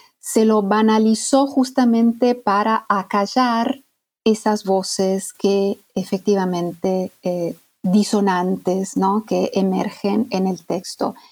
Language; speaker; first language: Spanish; non-native, fluent; Italian